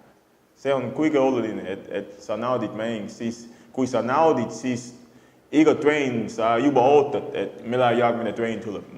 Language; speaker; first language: Estonian; non-native, fluent; English